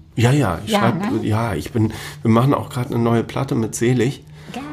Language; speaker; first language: German; native; German